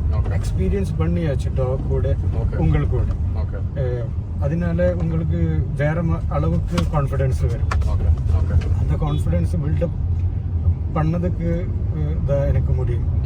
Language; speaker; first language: Tamil; non-native, learner; Malayalam